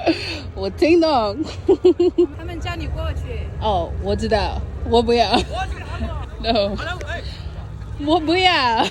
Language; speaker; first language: Chinese; non-native, learner; English